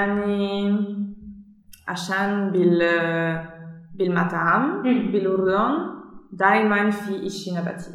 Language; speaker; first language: Arabic; non-native, learner; German